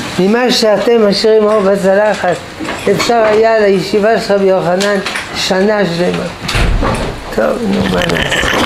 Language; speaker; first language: Hebrew; non-native, fluent; French